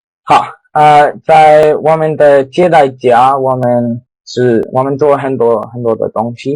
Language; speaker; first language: Chinese; non-native, learner; English